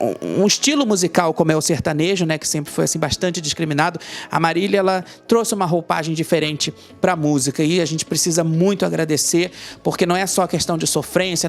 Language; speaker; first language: Portuguese; native; Portuguese